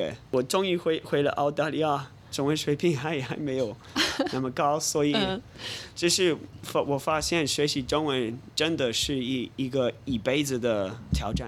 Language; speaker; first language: Chinese; non-native, fluent; English